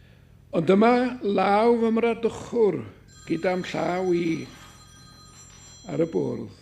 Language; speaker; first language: Welsh; native; Welsh